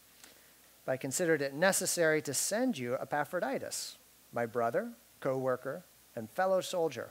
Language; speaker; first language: English; native; English